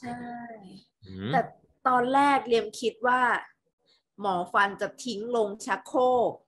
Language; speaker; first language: Thai; native; Thai